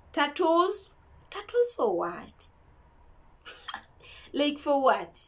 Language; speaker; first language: English; non-native, local second language; Ganda